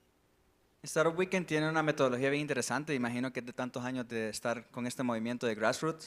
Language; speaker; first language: Spanish; native; Spanish